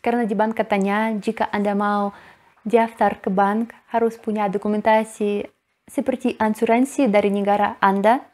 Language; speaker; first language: Indonesian; non-native, learner; Russian